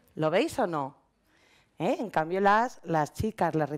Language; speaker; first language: Spanish; native; Spanish